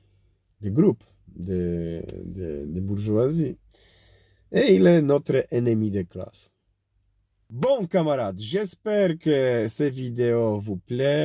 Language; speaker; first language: French; non-native, learner; Polish